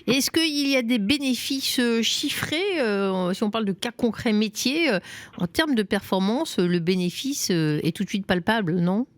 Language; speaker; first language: French; native; French